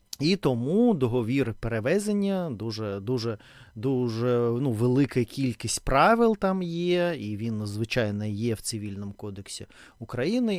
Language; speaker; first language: Ukrainian; non-native, local second language; Russian